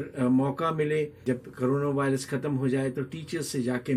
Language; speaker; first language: Hindi; native; Hindi